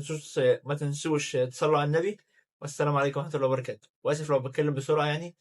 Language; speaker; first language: Arabic; native; Arabic